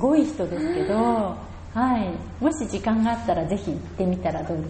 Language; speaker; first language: Japanese; native; Japanese